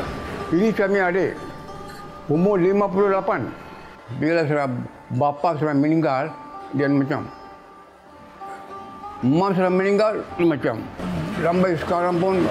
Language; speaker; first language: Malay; non-native, local second language; Tamil